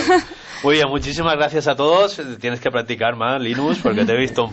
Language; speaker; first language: Spanish; native; Spanish